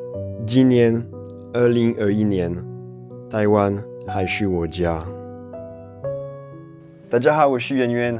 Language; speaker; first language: Chinese; non-native, fluent; French